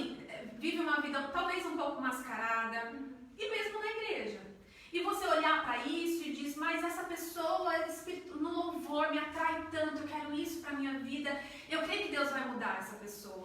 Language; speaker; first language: Portuguese; native; Portuguese